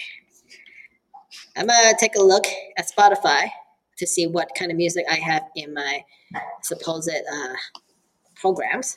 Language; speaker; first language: English; early bilingual, other home language; Cantonese